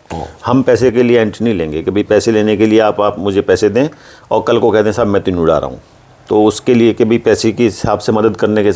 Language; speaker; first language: Hindi; native; Hindi